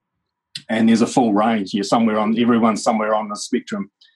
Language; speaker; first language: English; native; English